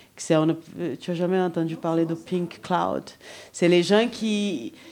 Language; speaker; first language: French; non-native, fluent; Portuguese